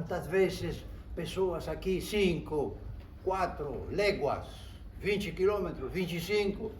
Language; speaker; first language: Portuguese; non-native, fluent; Spanish